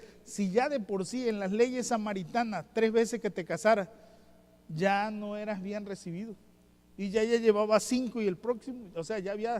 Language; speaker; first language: Spanish; native; Spanish